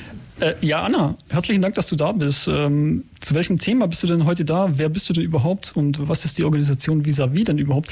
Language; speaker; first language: German; native; German